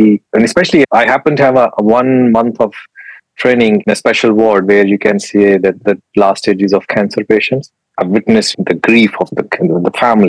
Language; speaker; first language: English; non-native, local second language; Urdu